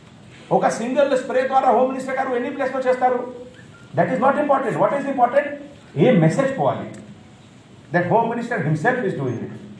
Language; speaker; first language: Telugu; non-native, fluent; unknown